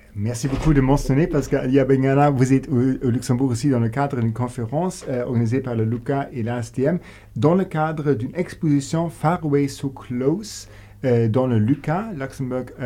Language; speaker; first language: French; non-native, local second language; Luxembourgish